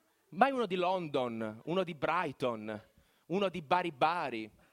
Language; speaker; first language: Italian; native; Italian